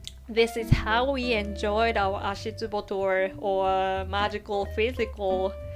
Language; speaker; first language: English; non-native, fluent; Japanese